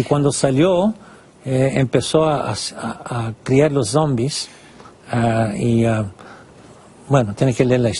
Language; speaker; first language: Spanish; non-native, fluent; English